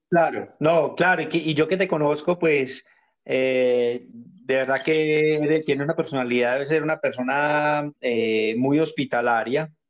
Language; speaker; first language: Spanish; native; Spanish